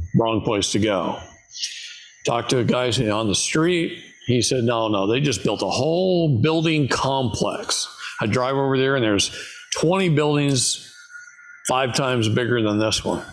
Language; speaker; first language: English; native; English